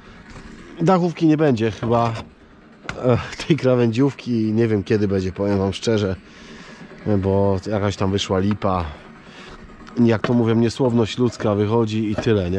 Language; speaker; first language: Polish; native; Polish